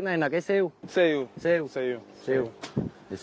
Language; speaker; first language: Vietnamese; native; Vietnamese